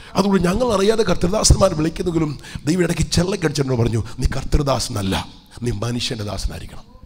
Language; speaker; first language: Malayalam; early bilingual, heritage; Malayalam